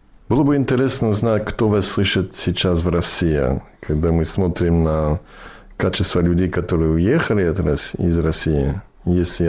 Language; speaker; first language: Russian; non-native, fluent; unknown